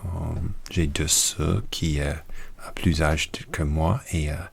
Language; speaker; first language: French; non-native, learner; English